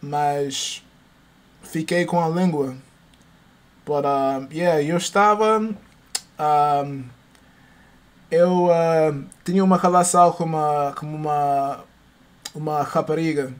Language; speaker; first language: Portuguese; non-native, learner; English